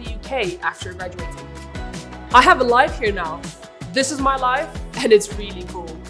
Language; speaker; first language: English; non-native, fluent; Finnish